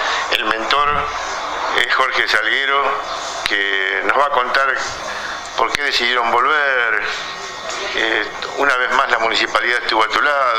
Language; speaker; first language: Spanish; native; Spanish